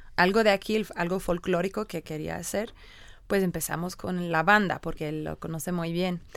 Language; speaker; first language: Spanish; non-native, learner; English